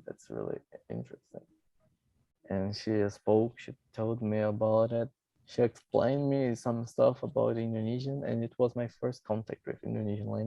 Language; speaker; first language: English; non-native, fluent; Portuguese